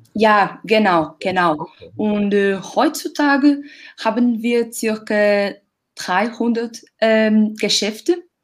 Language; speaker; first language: German; non-native, learner; Portuguese